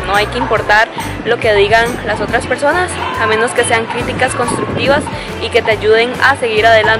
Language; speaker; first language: Spanish; early bilingual, other home language; Cantonese